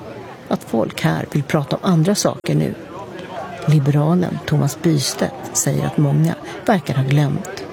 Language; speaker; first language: Swedish; native; Swedish